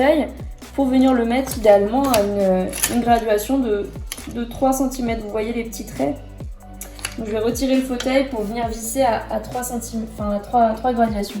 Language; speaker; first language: French; native; French